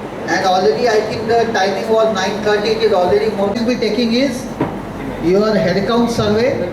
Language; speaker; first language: English; non-native, local second language; Telugu